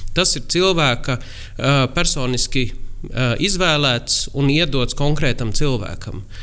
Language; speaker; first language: Latvian; native; Latvian